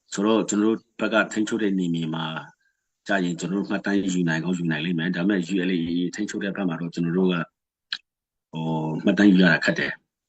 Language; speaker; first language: Burmese; non-native, local second language; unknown